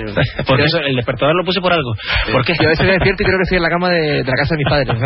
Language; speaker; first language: Spanish; native; Spanish